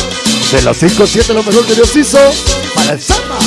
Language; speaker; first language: Spanish; native; Spanish